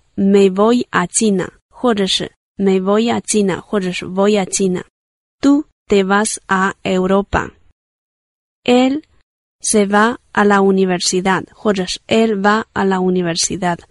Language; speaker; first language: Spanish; non-native, fluent; Chinese